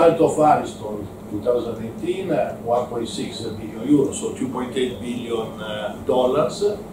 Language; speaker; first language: English; non-native, learner; Italian